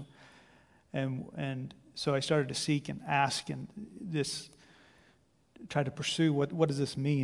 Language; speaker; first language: English; native; English